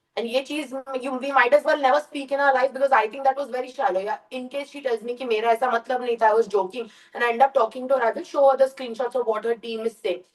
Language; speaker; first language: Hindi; early bilingual, heritage; Hindi